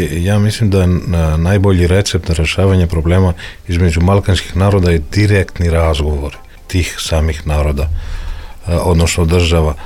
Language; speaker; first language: Serbian; non-native, fluent; Greek